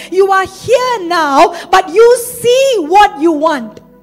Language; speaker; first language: English; non-native, local second language; Tamil